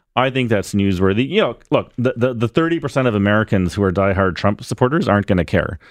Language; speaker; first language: English; native; English